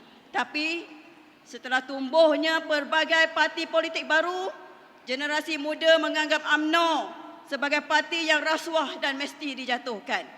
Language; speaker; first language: Malay; native; Malay